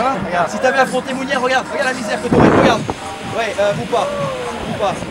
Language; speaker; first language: French; native; French